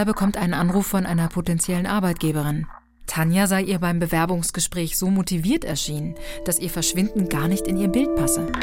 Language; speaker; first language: German; native; German